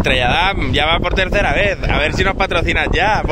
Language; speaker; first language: Spanish; native; Spanish